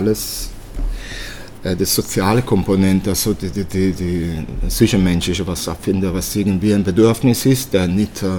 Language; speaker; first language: German; early bilingual, other home language; Italian